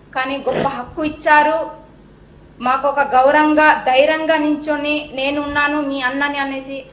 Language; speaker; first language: Telugu; non-native, local second language; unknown